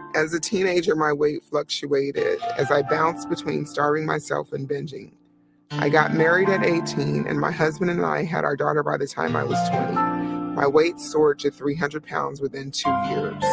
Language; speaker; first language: English; native; English